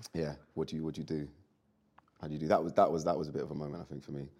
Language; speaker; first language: English; native; English